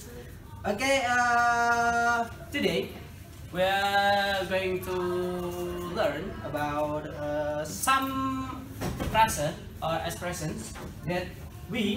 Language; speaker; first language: English; non-native, learner; Indonesian